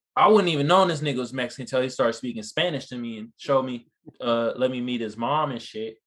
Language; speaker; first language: English; native; English